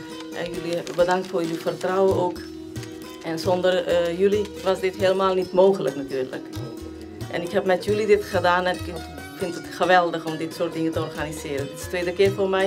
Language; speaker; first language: Dutch; early bilingual, other home language; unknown